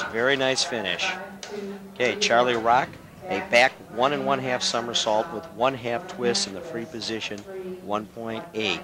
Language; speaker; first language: English; native; English